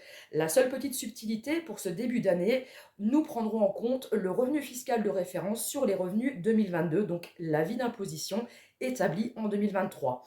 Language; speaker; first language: French; native; French